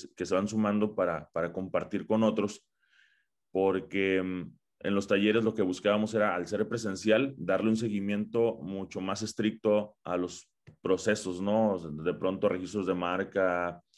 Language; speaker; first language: Spanish; native; Spanish